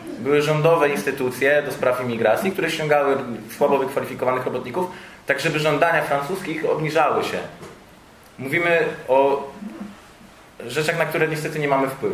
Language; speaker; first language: Polish; native; Polish